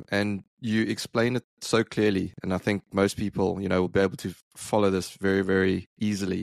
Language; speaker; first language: English; native; English